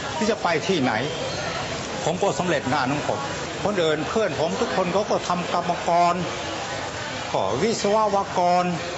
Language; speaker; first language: Thai; non-native, local second language; Vietnamese